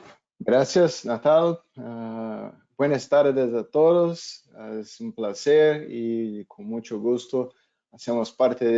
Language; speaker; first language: Spanish; non-native, fluent; Portuguese